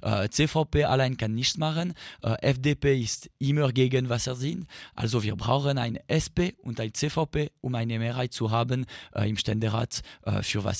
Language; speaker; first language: German; non-native, learner; French